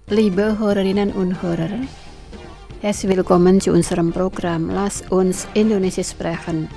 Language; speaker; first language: German; non-native, fluent; Indonesian